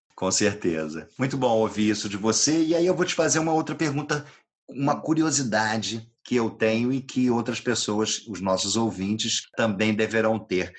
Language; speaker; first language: Portuguese; native; Portuguese